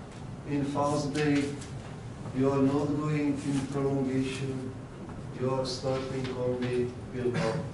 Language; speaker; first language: English; non-native, learner; Czech